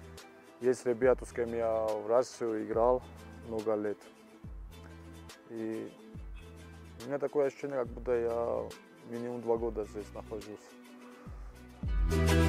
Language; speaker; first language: Russian; non-native, fluent; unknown